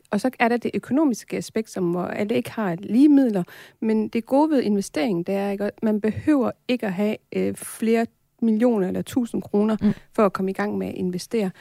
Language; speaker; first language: Danish; early bilingual, other home language; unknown